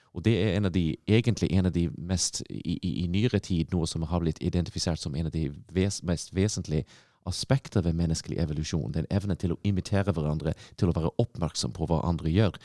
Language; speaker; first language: Norwegian; non-native, fluent; English